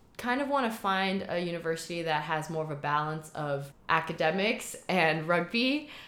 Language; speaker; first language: English; early bilingual, heritage; Chinese